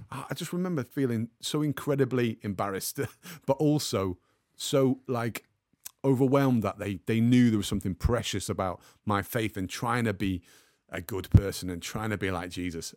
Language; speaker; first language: English; native; English